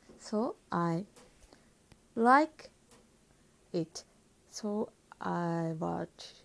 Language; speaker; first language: English; non-native, learner; Japanese